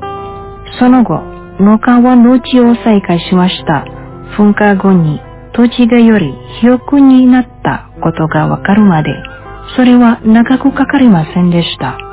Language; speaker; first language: Japanese; non-native, fluent; Indonesian